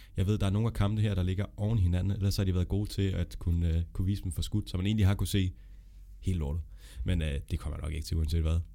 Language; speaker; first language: Danish; native; Danish